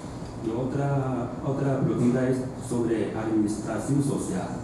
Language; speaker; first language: Spanish; non-native, fluent; Chinese